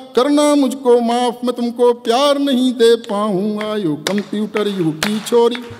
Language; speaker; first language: Hindi; native; Hindi